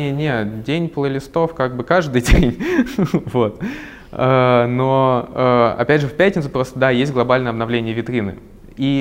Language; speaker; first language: Russian; native; Russian